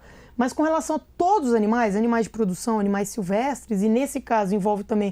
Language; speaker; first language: Portuguese; native; Portuguese